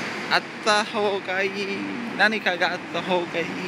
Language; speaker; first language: Japanese; non-native, fluent; English